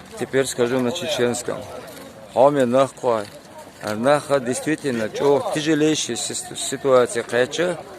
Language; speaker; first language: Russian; non-native, local second language; Chechen